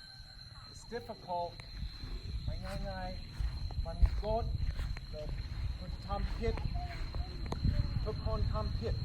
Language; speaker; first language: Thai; non-native, learner; English